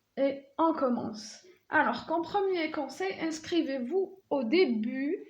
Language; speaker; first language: French; non-native, local second language; Arabic